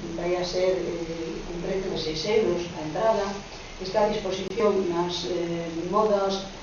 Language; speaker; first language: Galician; non-native, local second language; Spanish